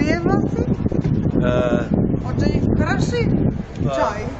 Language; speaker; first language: Russian; non-native, learner; Slovak